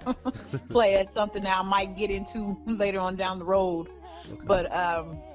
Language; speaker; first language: English; native; English